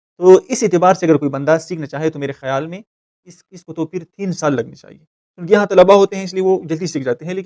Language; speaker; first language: Urdu; non-native, local second language; Pashto